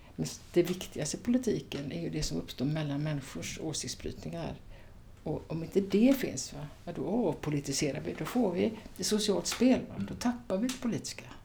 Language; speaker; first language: Swedish; native; Swedish